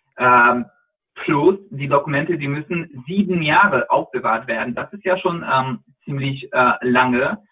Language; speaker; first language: German; non-native, fluent; Polish